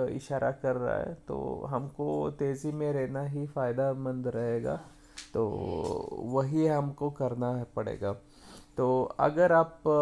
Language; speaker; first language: Hindi; non-native, local second language; Kannada